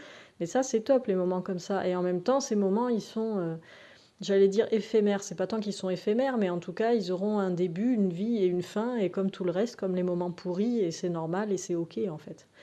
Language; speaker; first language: French; native; French